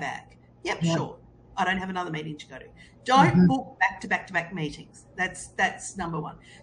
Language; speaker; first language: English; native; English